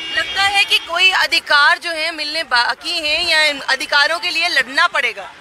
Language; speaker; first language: Hindi; native; Hindi